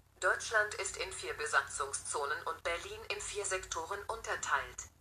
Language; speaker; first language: German; non-native, learner; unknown